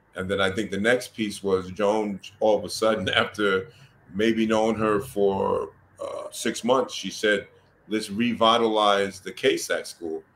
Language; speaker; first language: English; native; English